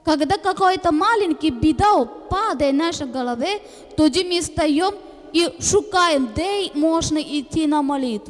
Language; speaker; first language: Ukrainian; non-native, learner; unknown